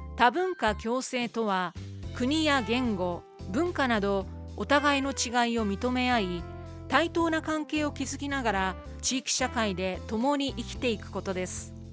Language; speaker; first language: Japanese; native; Japanese